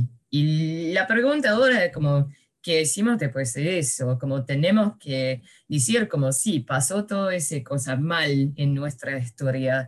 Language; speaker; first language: Spanish; early bilingual, heritage; English